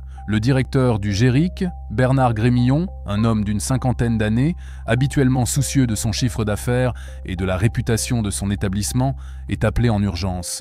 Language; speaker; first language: French; native; French